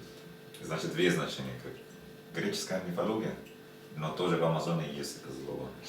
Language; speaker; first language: Russian; non-native, learner; Spanish